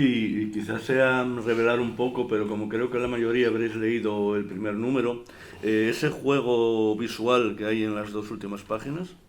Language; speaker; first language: Spanish; native; Spanish